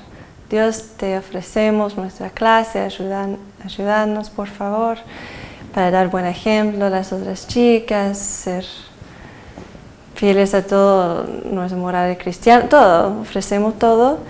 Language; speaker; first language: Spanish; early bilingual, heritage; Spanish